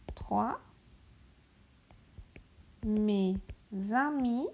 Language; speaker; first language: French; non-native, local second language; Morisyen